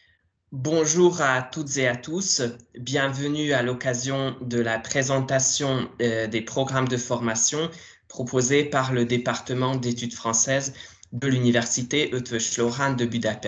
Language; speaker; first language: French; non-native, fluent; Hungarian